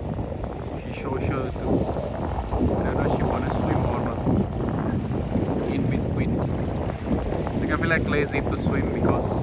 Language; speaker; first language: English; non-native, learner; Indonesian